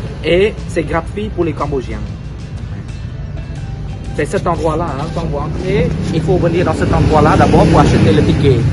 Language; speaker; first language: French; non-native, fluent; Khmer